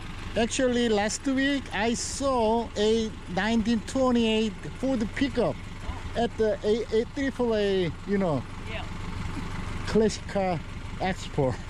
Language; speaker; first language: English; non-native, local second language; Korean